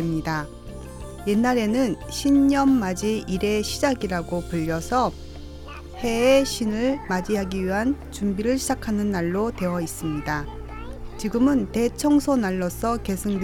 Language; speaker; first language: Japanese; non-native, fluent; Korean